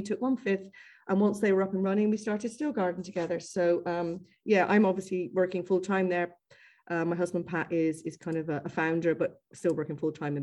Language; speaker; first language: English; native; English